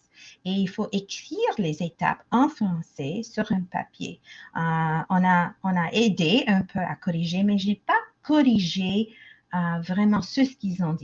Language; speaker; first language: French; non-native, local second language; English